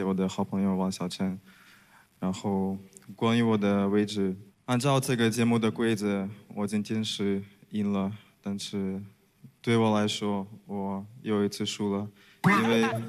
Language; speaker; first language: Chinese; non-native, fluent; Russian